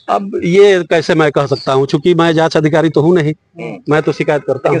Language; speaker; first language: Hindi; native; Hindi